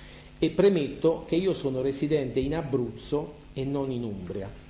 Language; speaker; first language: Italian; native; Italian